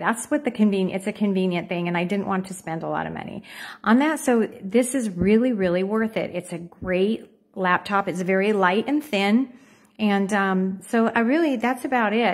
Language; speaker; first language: English; native; English